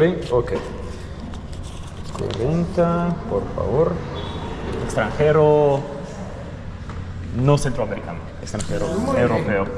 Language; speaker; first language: Spanish; non-native, fluent; Russian